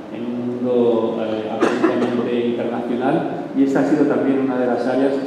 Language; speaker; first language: Spanish; native; Spanish